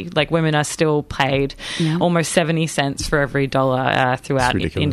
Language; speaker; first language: English; native; English